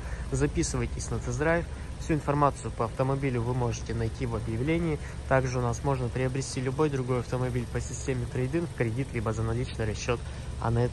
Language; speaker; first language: Russian; native; Russian